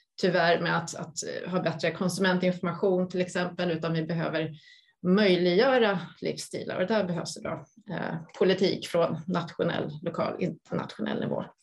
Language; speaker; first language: Swedish; native; Swedish